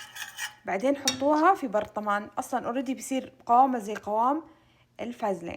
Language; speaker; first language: Arabic; native; Arabic